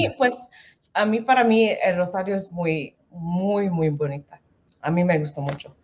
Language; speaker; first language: Spanish; non-native, learner; English